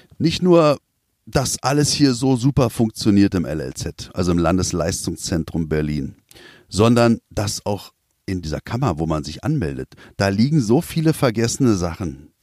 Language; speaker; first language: German; native; German